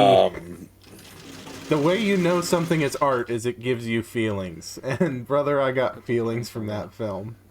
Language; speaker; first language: English; native; English